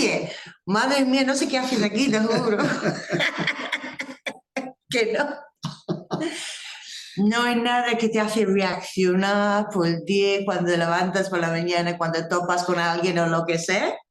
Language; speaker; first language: Spanish; non-native, fluent; English